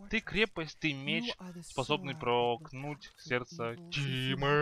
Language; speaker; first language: Russian; native; Russian